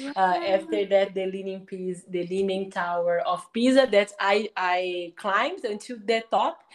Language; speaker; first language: English; non-native, fluent; Portuguese